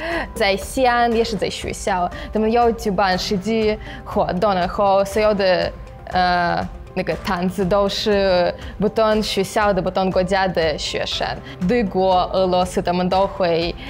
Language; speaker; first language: Chinese; non-native, fluent; Russian